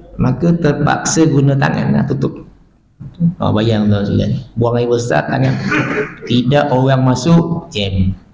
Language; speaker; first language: Malay; native; Malay